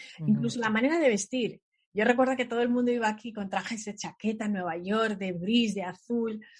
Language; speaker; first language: Spanish; early bilingual, other home language; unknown